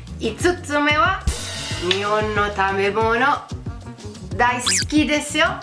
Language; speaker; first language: Japanese; non-native, fluent; Italian